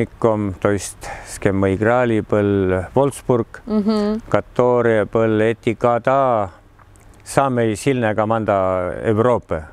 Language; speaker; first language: Russian; non-native, learner; Estonian